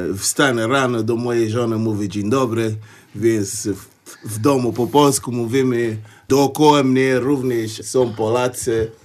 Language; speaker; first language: Polish; non-native, fluent; Portuguese